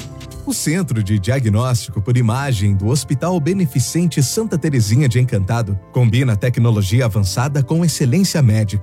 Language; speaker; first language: Portuguese; native; Portuguese